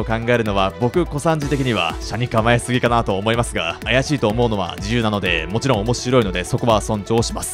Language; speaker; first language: Japanese; native; Japanese